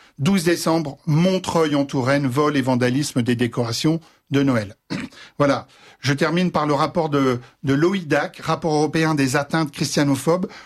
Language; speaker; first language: French; native; French